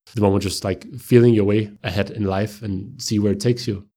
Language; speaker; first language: English; non-native, fluent; Danish